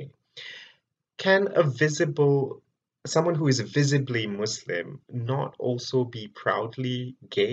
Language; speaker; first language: English; non-native, local second language; Malay